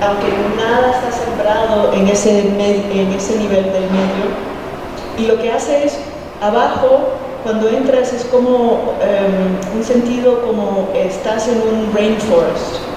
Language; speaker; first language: Spanish; early bilingual, heritage; Spanish